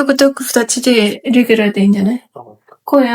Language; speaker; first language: Japanese; non-native, fluent; Filipino